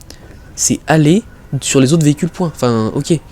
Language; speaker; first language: French; native; French